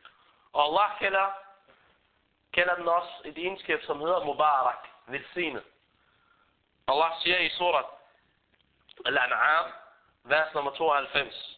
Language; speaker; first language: Danish; early bilingual, other home language; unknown